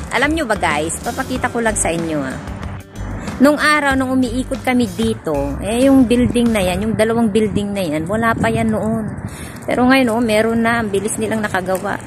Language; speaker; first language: Filipino; native; Filipino